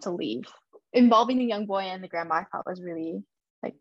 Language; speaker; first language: English; early bilingual, other home language; Chinese